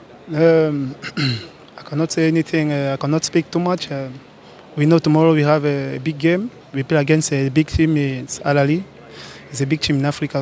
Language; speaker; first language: English; non-native, learner; French